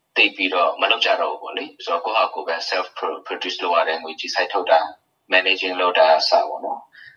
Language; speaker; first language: Burmese; non-native, local second language; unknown